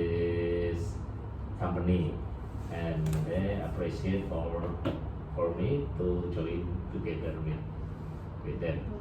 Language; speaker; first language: English; non-native, learner; Indonesian